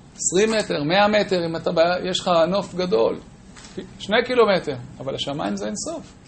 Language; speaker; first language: Hebrew; native; Hebrew